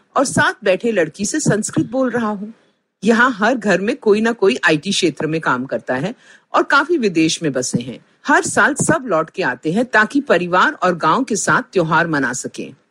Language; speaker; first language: Hindi; non-native, local second language; Punjabi